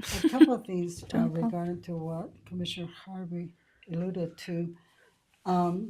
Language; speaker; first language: English; non-native, fluent; Spanish